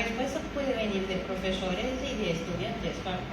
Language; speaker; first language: Spanish; non-native, fluent; Portuguese